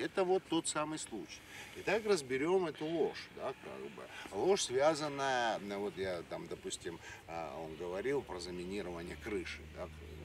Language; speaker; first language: Russian; native; Russian